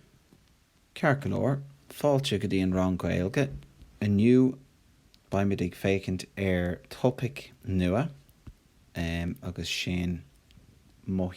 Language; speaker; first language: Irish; non-native, local second language; English